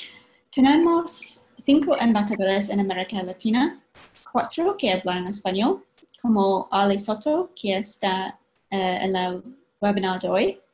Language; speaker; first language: Spanish; non-native, fluent; English